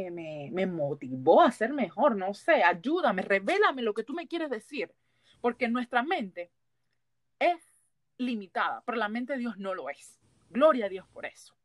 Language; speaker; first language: Spanish; early bilingual, heritage; Spanish